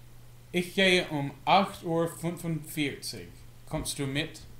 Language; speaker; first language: German; non-native, learner; English